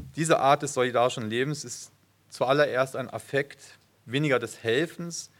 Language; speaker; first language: German; native; German